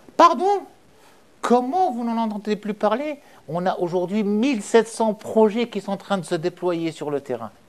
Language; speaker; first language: French; non-native, local second language; Arabic